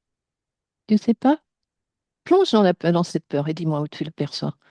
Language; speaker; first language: French; native; French